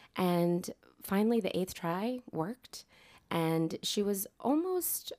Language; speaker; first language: English; native; English